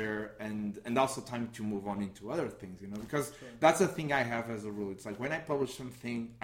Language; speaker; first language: English; non-native, fluent; Portuguese